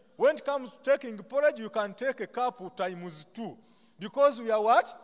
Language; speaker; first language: English; non-native, local second language; Ganda